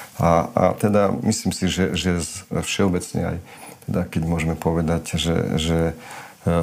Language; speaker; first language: Slovak; non-native, local second language; Romany